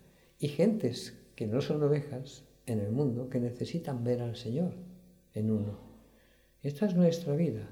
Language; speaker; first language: Spanish; native; Spanish